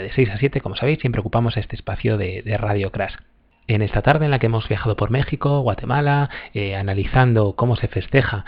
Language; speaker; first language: Spanish; native; Spanish